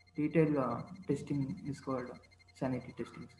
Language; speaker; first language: English; non-native, local second language; Kannada